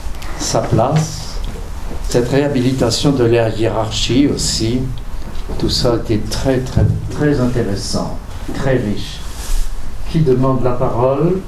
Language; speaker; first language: French; native; French